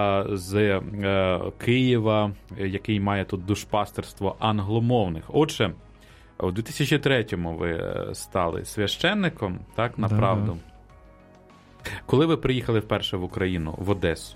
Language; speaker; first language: Ukrainian; native; Ukrainian